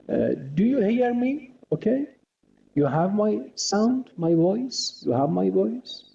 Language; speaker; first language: English; non-native, fluent; Persian